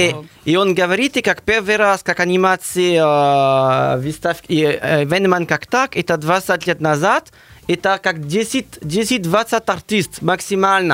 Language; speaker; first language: Russian; non-native, learner; French